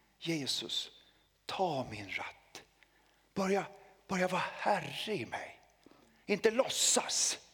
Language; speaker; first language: Swedish; native; Swedish